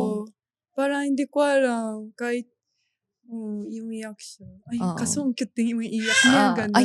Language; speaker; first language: Filipino; non-native, learner; Japanese